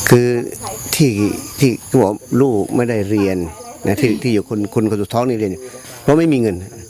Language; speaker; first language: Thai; non-native, local second language; Pattani Malay